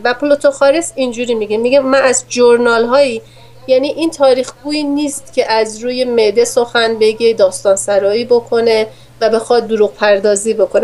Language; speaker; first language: Persian; native; Persian